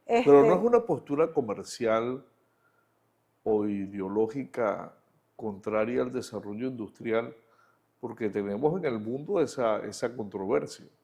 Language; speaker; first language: Spanish; native; Spanish